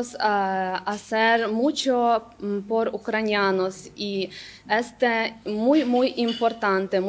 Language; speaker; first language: Spanish; non-native, learner; Ukrainian